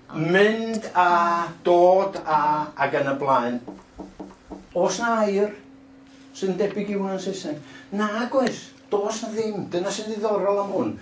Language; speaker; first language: Welsh; native; Welsh